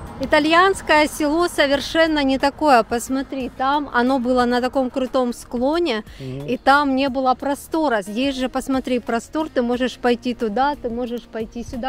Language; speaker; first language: Russian; native; Russian